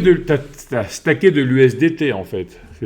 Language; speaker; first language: French; native; French